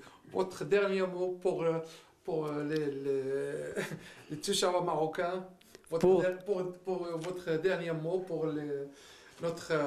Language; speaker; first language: French; non-native, local second language; Arabic